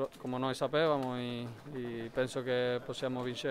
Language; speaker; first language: Italian; non-native, learner; Spanish